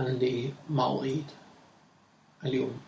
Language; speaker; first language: Arabic; non-native, learner; English